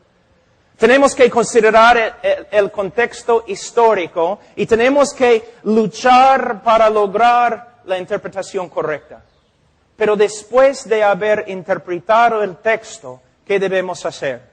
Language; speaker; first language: Spanish; non-native, fluent; English